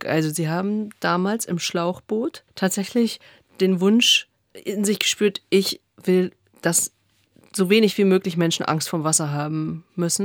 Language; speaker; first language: German; native; German